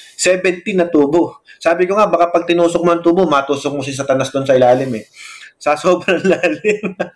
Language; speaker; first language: Filipino; non-native, local second language; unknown